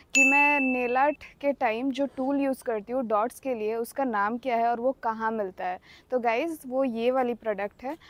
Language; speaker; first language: Hindi; non-native, local second language; Odia